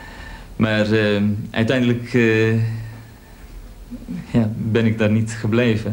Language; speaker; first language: Dutch; early bilingual, other home language; Greek